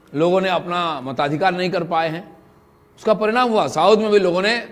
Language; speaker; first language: Hindi; non-native, local second language; Bangla